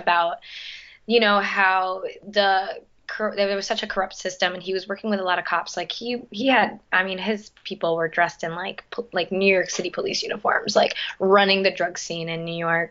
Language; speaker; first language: English; early bilingual, other home language; Spanish